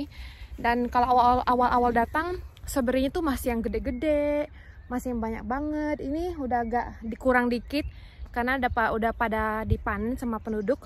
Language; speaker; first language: Indonesian; native; Indonesian